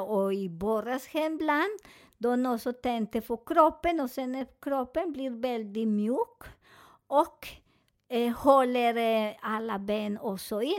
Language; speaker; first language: Swedish; non-native, fluent; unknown